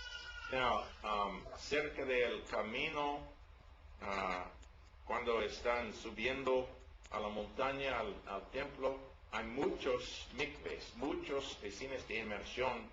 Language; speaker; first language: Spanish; non-native, learner; English